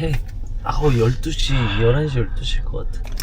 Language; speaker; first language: Korean; native; Korean